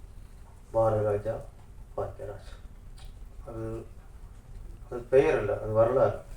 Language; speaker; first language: Tamil; native; Tamil